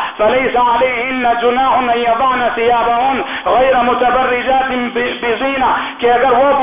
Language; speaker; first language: Urdu; native; Urdu